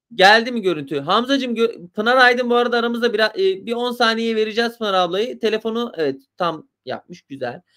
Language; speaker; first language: Turkish; native; Turkish